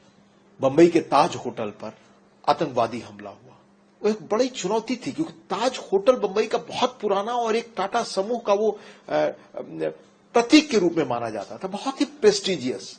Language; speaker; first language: Hindi; native; Hindi